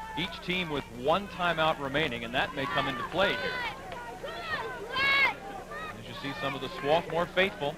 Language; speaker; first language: English; native; English